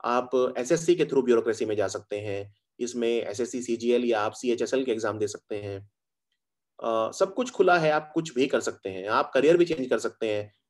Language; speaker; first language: Hindi; native; Hindi